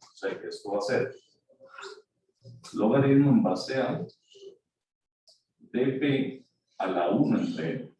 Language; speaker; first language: Spanish; native; Spanish